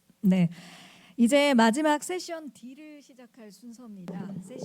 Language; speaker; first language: Korean; native; Korean